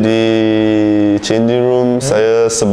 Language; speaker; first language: Indonesian; non-native, learner; English